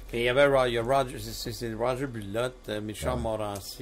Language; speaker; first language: French; native; French